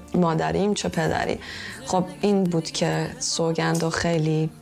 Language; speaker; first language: Persian; early bilingual, heritage; Persian